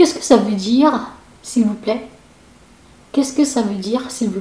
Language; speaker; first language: French; non-native, learner; Filipino